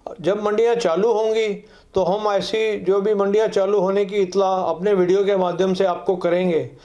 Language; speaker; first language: Hindi; non-native, local second language; Punjabi